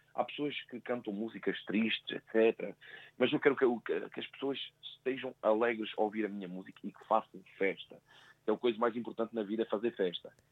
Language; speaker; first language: Portuguese; early bilingual, heritage; Portuguese